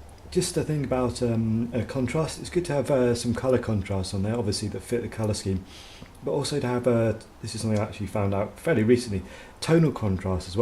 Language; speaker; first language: English; native; English